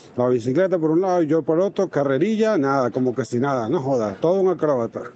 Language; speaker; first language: Spanish; native; Spanish